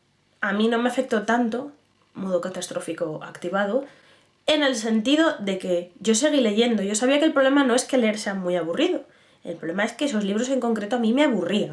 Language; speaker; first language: Spanish; native; Spanish